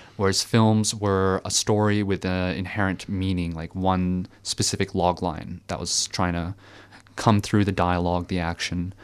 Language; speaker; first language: English; early bilingual, other home language; French